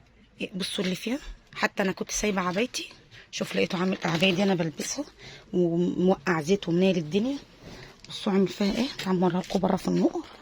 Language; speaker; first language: Arabic; native; Arabic